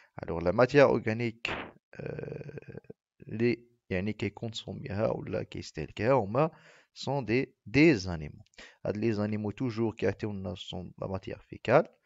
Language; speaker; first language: French; non-native, local second language; Arabic